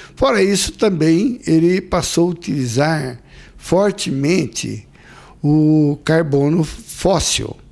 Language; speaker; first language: Portuguese; native; Portuguese